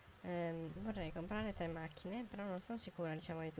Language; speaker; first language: Italian; native; Italian